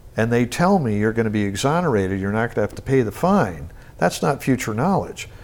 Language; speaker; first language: English; native; English